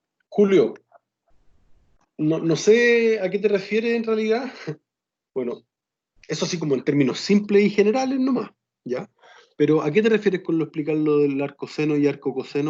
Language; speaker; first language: Spanish; native; Spanish